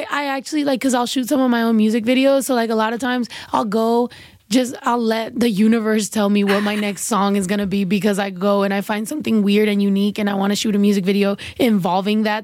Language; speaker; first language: English; early bilingual, other home language; Spanish